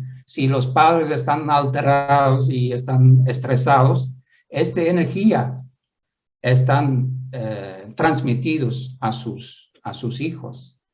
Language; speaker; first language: Spanish; non-native, fluent; Dutch